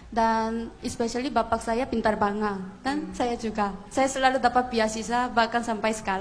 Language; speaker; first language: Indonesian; non-native, fluent; Korean